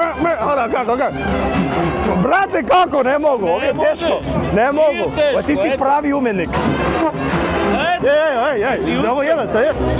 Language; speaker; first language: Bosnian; non-native, learner; English